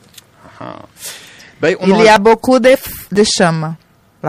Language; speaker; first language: French; non-native, learner; Portuguese